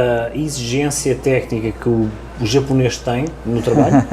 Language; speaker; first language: Portuguese; native; Portuguese